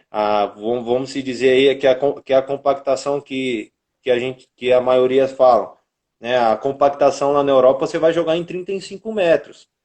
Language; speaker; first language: Portuguese; native; Portuguese